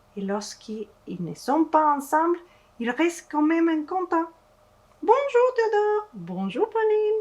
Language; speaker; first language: French; non-native, fluent; Spanish